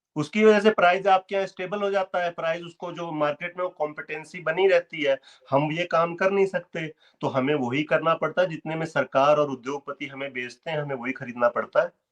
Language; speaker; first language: Hindi; native; Hindi